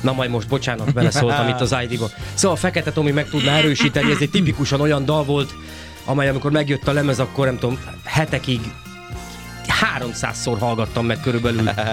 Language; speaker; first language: Hungarian; native; Hungarian